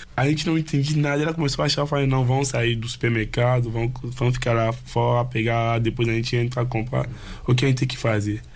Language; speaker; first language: Portuguese; non-native, fluent; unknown